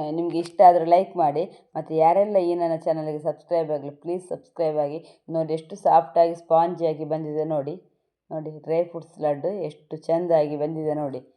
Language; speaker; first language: Kannada; non-native, local second language; Tulu